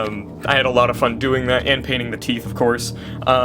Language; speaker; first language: English; native; English